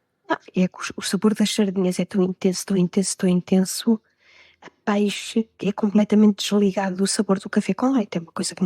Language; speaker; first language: Portuguese; native; Portuguese